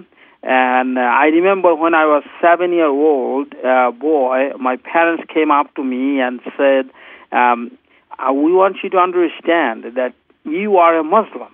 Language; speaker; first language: English; non-native, local second language; Bangla